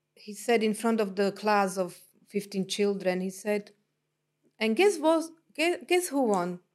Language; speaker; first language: English; non-native, fluent; Slovak